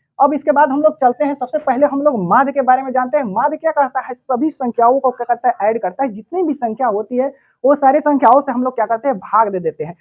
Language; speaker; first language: Hindi; native; Hindi